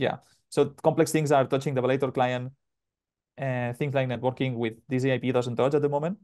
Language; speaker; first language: English; non-native, fluent; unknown